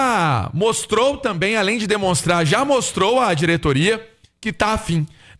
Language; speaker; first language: Portuguese; native; Portuguese